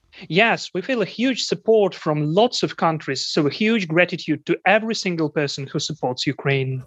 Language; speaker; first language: English; non-native, fluent; Ukrainian